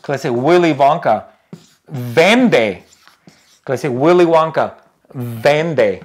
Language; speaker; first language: Spanish; non-native, fluent; English